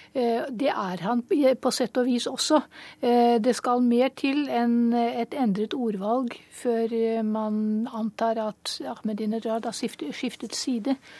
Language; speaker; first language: Norwegian; native; Norwegian